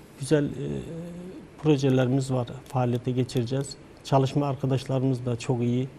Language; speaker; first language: Turkish; native; Turkish